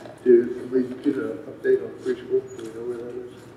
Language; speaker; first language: English; native; English